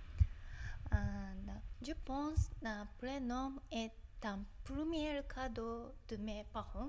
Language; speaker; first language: French; non-native, learner; Japanese